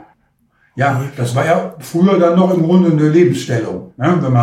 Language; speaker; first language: German; native; German